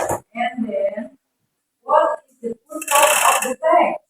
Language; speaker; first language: English; non-native, learner; Indonesian